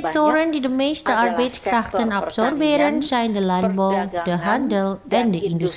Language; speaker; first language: Dutch; non-native, fluent; Indonesian